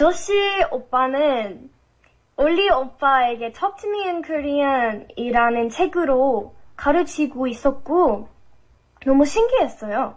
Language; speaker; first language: Korean; non-native, fluent; English